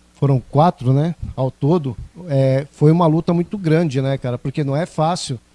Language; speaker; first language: Portuguese; native; Portuguese